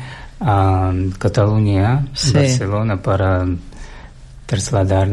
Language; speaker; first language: Catalan; non-native, learner; Russian